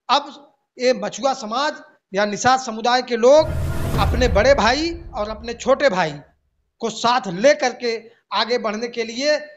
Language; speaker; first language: Hindi; native; Hindi